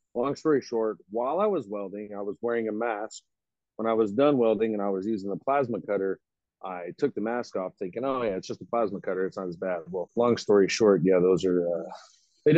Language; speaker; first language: English; native; English